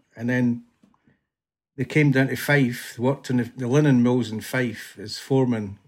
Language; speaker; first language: English; native; English